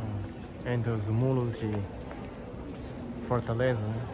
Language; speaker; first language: Portuguese; non-native, fluent; Chinese